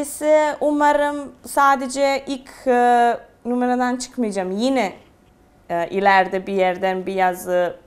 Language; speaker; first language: Turkish; non-native, fluent; Serbian